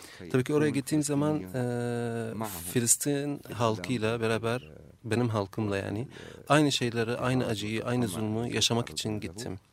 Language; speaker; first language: Turkish; non-native, fluent; Arabic